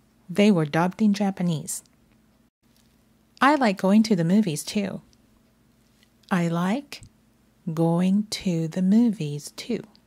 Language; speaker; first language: English; non-native, fluent; Japanese